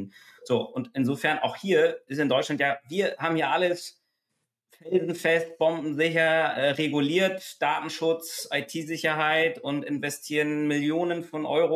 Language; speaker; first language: German; native; German